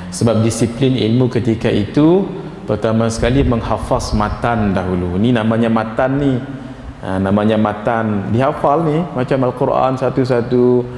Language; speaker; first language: Malay; native; Malay